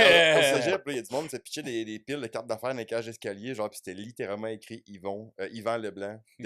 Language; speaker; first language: French; native; French